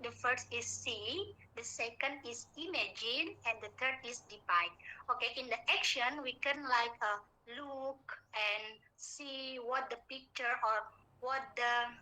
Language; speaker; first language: English; non-native, learner; Indonesian